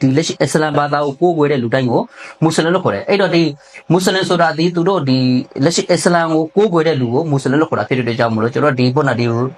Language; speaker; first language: Burmese; non-native, local second language; Rohingya